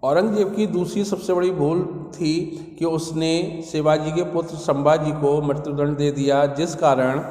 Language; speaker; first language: Hindi; native; Hindi